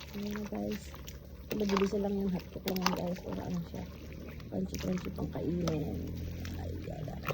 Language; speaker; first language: Filipino; non-native, local second language; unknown